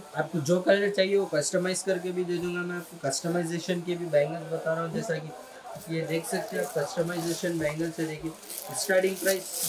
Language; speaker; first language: Hindi; non-native, local second language; Urdu